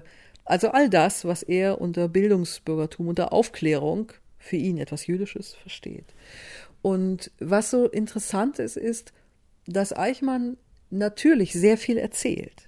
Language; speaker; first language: German; native; German